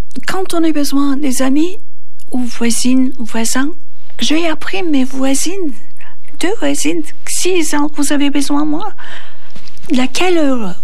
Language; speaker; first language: French; non-native, fluent; Turkish